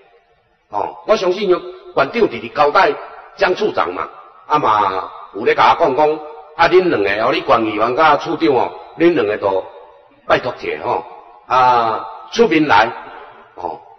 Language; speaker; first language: Chinese; native; Chinese